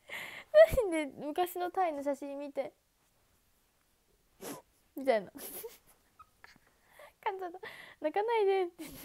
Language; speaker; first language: Japanese; native; Japanese